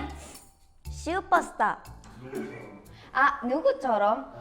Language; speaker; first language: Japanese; non-native, learner; Korean